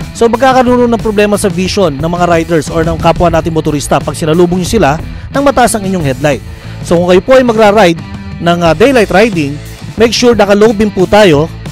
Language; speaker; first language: Filipino; native; Filipino